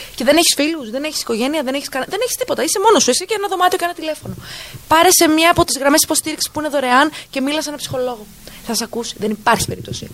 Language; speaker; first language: Greek; early bilingual, heritage; Greek